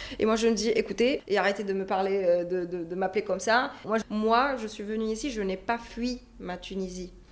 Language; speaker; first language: French; non-native, local second language; Arabic